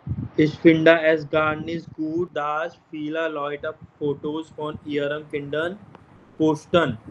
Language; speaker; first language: German; non-native, fluent; Hindi